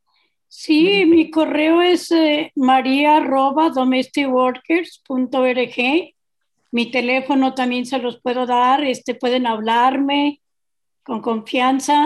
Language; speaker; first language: Spanish; native; Spanish